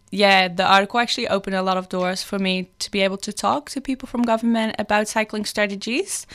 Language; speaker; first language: English; non-native, fluent; Dutch